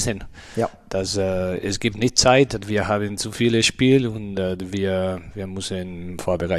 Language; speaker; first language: German; non-native, learner; Spanish